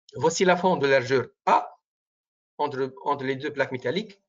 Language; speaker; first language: French; non-native, local second language; Arabic